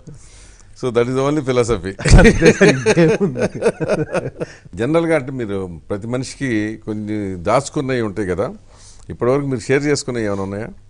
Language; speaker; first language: Telugu; native; Telugu